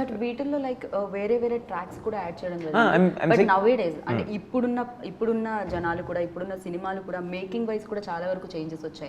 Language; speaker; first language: Telugu; native; Telugu